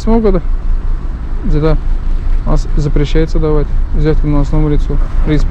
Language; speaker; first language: Russian; native; Russian